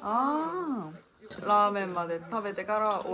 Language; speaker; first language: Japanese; non-native, learner; Korean